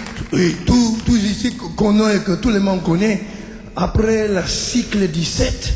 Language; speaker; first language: French; non-native, learner; English